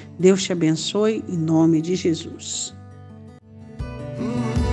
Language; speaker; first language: Portuguese; native; Portuguese